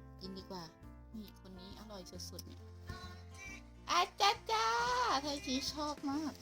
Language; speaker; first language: Thai; native; Thai